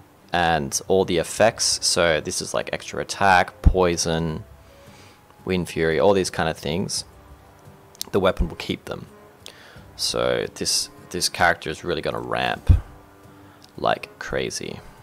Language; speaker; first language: English; native; English